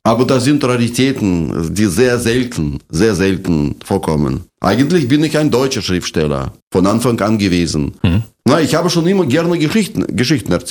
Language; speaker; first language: German; non-native, fluent; Russian